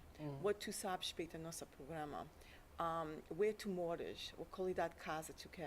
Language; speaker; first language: Portuguese; early bilingual, heritage; English